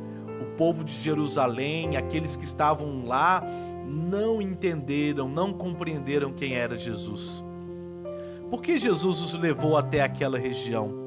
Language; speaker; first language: Portuguese; native; Portuguese